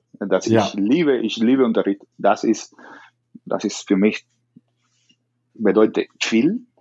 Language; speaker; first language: German; non-native, learner; Spanish